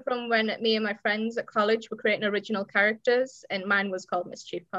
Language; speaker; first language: English; native; English